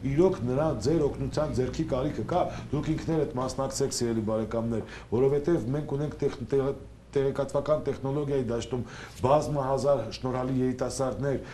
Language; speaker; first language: Armenian; native; Armenian